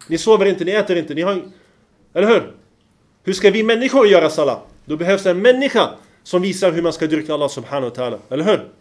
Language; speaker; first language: Swedish; non-native, fluent; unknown